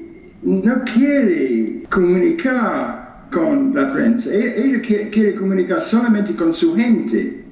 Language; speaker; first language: Spanish; non-native, fluent; English